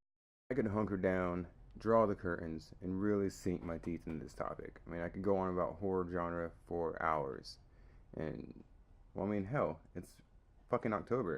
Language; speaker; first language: English; native; English